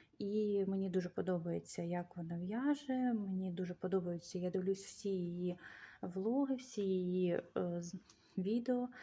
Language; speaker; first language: Ukrainian; native; Ukrainian